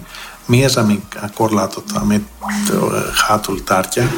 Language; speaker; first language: Hungarian; non-native, learner; Greek